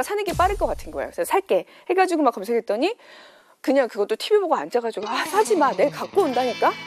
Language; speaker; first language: Korean; native; Korean